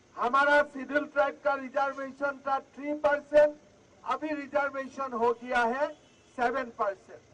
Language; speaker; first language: Hindi; non-native, local second language; Assamese